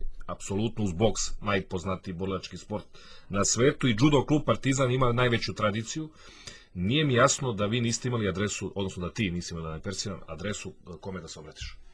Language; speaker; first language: Serbian; native; Serbian